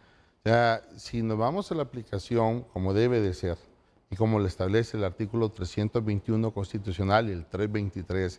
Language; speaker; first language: Spanish; native; Spanish